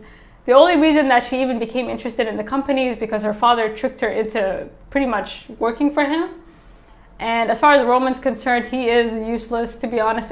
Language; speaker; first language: English; native; English